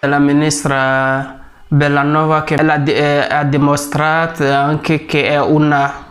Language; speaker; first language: Italian; non-native, fluent; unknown